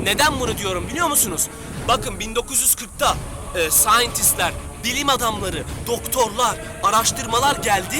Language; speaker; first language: Turkish; native; Turkish